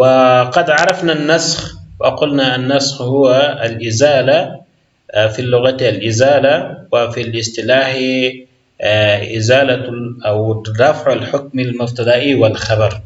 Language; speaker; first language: Arabic; non-native, fluent; Persian